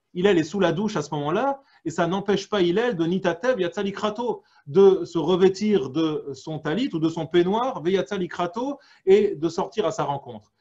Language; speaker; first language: French; native; French